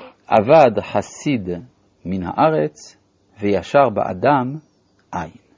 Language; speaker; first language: Hebrew; native; Hebrew